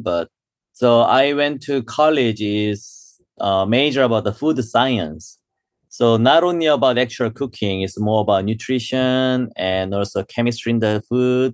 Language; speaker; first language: English; non-native, learner; Korean